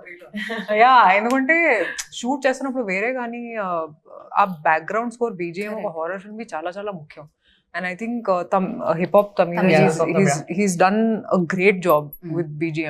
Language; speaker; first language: Telugu; non-native, local second language; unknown